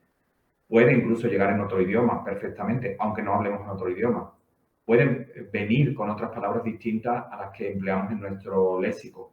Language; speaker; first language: Spanish; native; Spanish